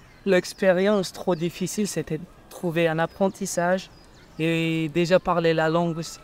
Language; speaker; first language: French; non-native, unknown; Persian